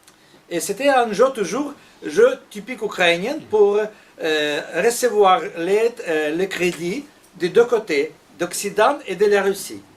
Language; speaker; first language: French; non-native, fluent; Russian